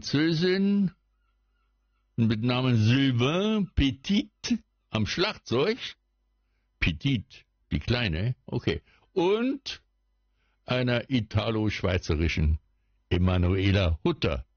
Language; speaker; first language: German; native; German